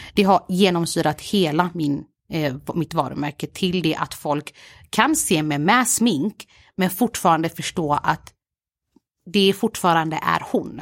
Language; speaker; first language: Swedish; native; Swedish